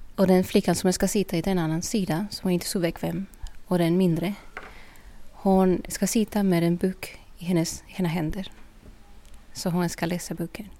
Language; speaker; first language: Swedish; non-native, fluent; Spanish